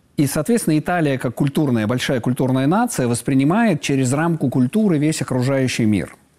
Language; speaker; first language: Russian; native; Russian